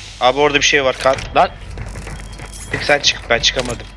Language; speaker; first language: Turkish; native; Turkish